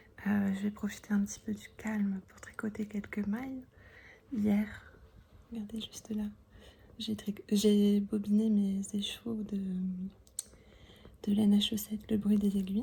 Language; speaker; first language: French; native; French